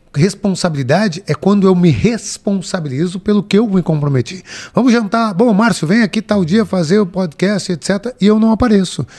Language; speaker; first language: Portuguese; native; Portuguese